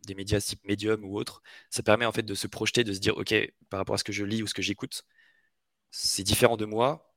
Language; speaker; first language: French; native; French